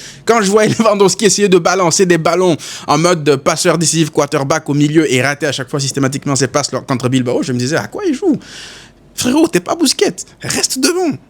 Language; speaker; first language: French; native; French